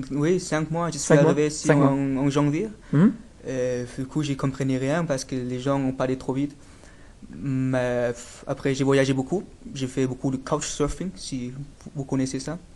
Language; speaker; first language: French; non-native, fluent; German